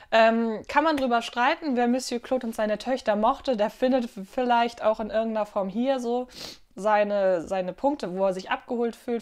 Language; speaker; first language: German; native; German